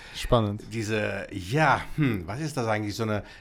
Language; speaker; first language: German; early bilingual, other home language; Greek